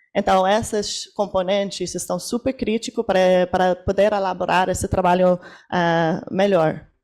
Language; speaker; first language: Portuguese; non-native, fluent; English